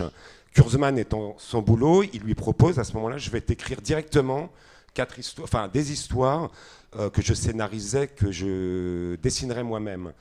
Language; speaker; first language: French; native; French